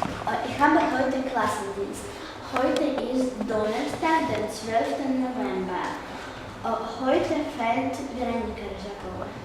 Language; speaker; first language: German; non-native, learner; Russian